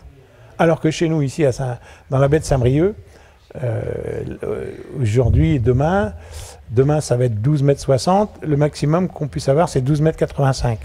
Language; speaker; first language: French; native; French